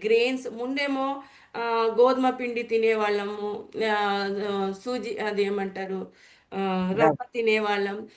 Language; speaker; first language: Telugu; non-native, learner; Bangla